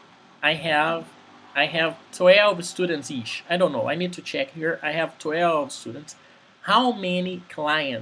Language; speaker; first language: English; non-native, fluent; Portuguese